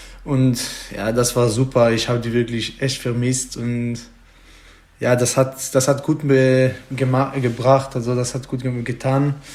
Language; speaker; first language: German; non-native, fluent; Hebrew